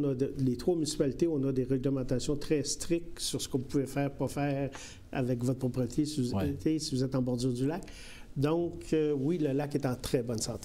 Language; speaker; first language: French; native; French